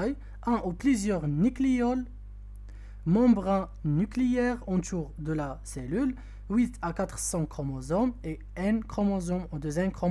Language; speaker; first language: French; non-native, local second language; Arabic